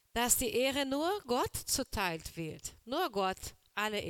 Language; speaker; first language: German; non-native, learner; Portuguese